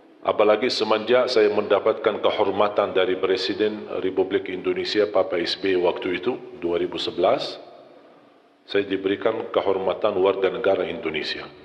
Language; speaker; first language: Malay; non-native, fluent; Arabic